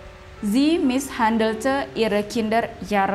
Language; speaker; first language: German; non-native, fluent; Indonesian